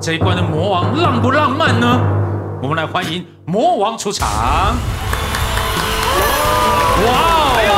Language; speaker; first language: Chinese; native; Chinese